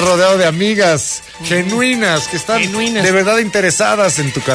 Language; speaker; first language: Spanish; native; Spanish